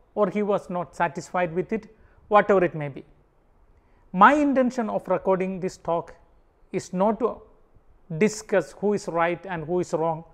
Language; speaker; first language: English; non-native, local second language; Malayalam